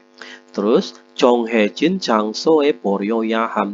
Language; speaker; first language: Korean; non-native, fluent; Indonesian